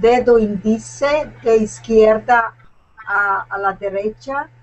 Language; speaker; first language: Spanish; non-native, learner; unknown